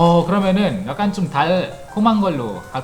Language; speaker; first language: Korean; non-native, fluent; Malay